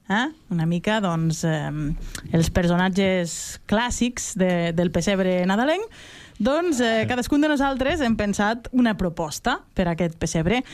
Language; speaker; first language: Catalan; native; Catalan